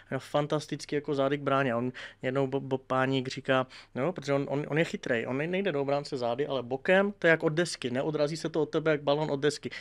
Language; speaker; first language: Czech; native; Czech